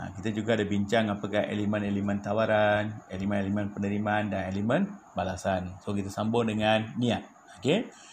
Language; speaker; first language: Malay; non-native, local second language; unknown